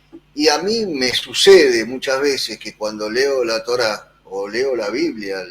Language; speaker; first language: Spanish; native; Spanish